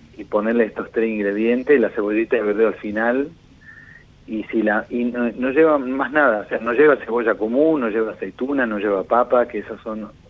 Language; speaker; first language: Spanish; native; Spanish